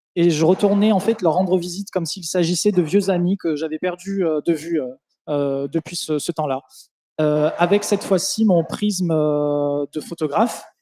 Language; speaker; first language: French; native; French